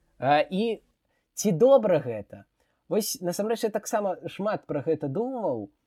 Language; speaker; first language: Belarusian; non-native, local second language; Russian